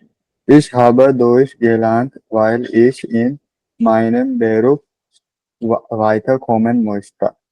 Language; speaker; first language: German; non-native, learner; Hindi